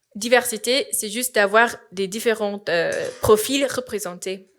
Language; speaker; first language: French; non-native, fluent; English